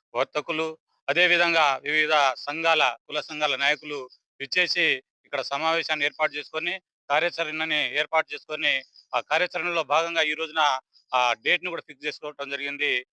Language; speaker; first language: Telugu; non-native, local second language; Lambadi